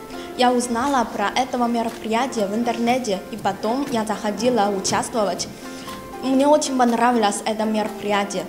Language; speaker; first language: Russian; non-native, learner; Chinese